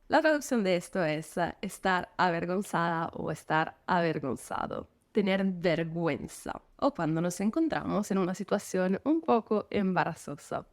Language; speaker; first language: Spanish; non-native, fluent; Italian